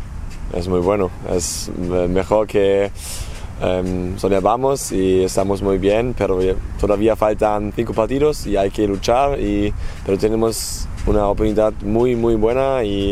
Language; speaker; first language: Spanish; non-native, fluent; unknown